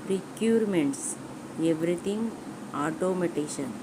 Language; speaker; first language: English; non-native, local second language; Telugu